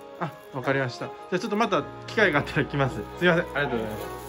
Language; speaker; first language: Japanese; native; Japanese